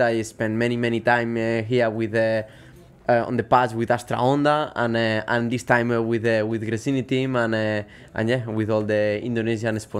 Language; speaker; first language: English; non-native, fluent; Spanish